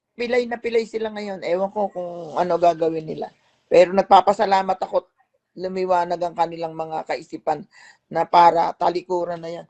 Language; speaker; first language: Filipino; native; Filipino